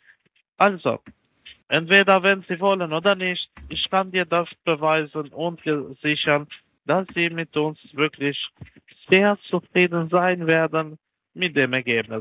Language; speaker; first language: German; non-native, learner; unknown